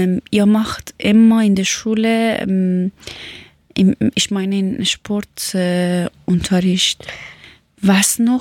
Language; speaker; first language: German; non-native, learner; Persian